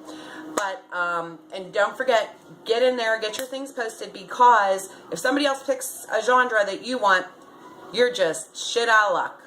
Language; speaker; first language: English; native; English